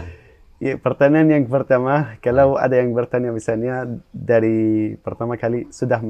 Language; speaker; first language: Indonesian; non-native, fluent; Arabic